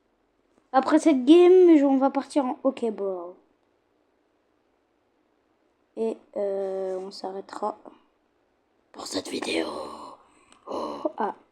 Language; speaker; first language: French; native; French